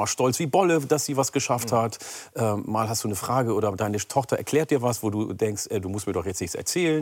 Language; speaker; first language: German; early bilingual, other home language; Oromo